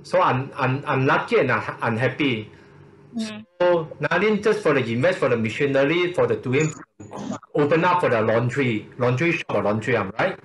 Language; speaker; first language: English; non-native, learner; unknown